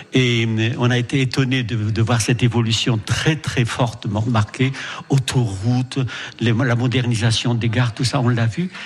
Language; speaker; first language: French; native; French